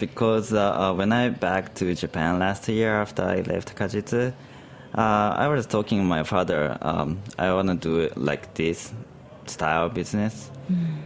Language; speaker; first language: English; non-native, learner; Japanese